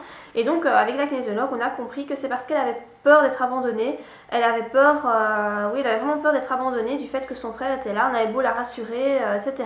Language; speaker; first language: French; native; French